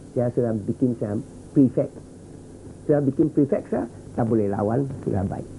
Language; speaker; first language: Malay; non-native, local second language; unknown